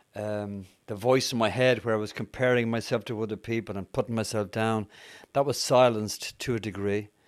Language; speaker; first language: English; native; English